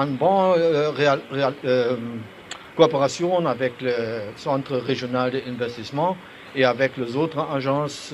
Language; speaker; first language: French; non-native, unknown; German